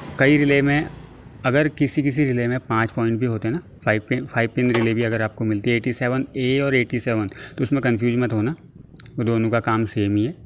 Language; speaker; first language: Hindi; native; Hindi